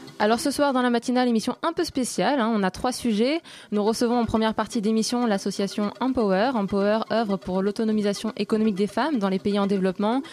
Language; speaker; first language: French; native; French